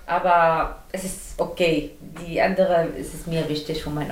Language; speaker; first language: German; non-native, learner; Arabic